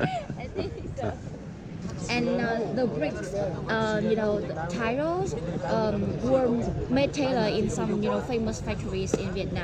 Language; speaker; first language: English; non-native, learner; Vietnamese